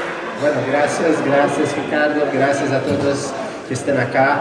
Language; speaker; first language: Spanish; non-native, fluent; Portuguese